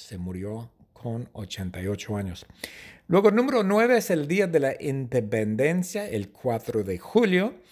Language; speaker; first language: Spanish; non-native, fluent; English